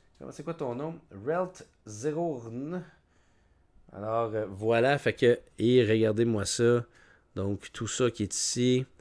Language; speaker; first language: French; native; French